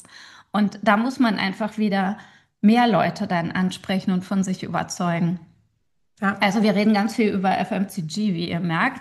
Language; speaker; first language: German; native; German